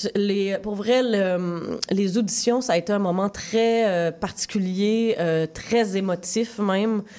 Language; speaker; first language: French; native; French